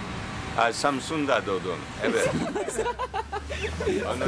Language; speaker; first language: Turkish; non-native, learner; English